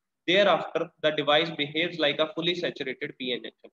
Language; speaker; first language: English; non-native, local second language; Hindi